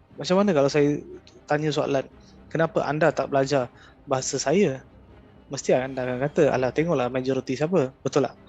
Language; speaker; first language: Malay; non-native, local second language; Tamil